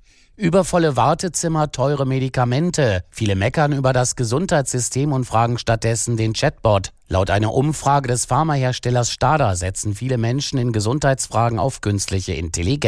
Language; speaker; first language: German; native; German